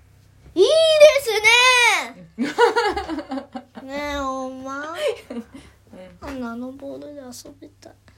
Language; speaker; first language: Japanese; early bilingual, other home language; Korean